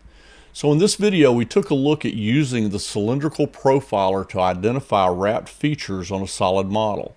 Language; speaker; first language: English; native; English